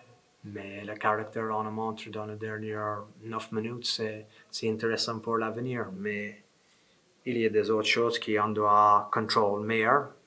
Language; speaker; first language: French; non-native, fluent; English